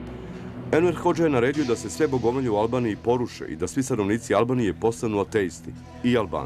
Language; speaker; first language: Bosnian; native; Bosnian